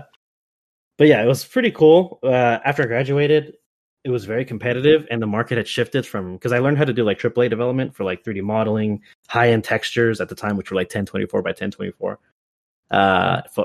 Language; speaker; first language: English; native; English